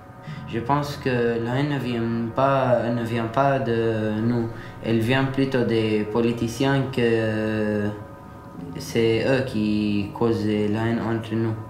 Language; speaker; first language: French; non-native, learner; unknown